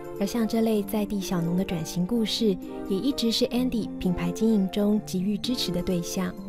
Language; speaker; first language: Chinese; native; Chinese